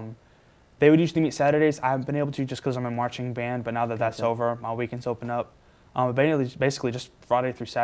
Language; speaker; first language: English; native; English